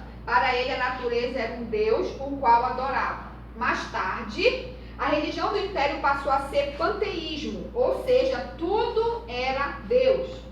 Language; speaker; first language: Portuguese; native; Portuguese